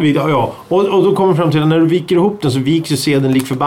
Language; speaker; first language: Swedish; native; Swedish